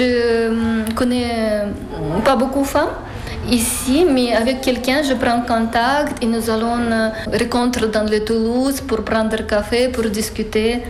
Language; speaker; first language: French; non-native, learner; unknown